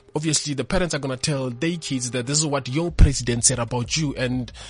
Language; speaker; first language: English; non-native, local second language; Northern Sotho